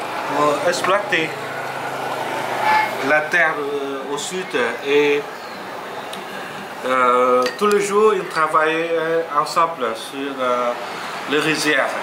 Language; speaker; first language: French; non-native, fluent; Vietnamese